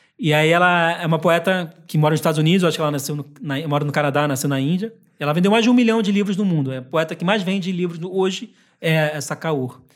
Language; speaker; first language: Portuguese; early bilingual, heritage; Portuguese